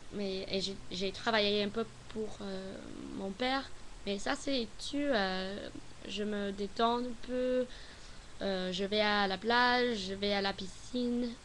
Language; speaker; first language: French; non-native, learner; English